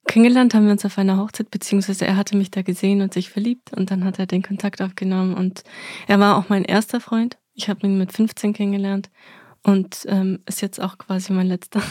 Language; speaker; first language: German; early bilingual, other home language; Russian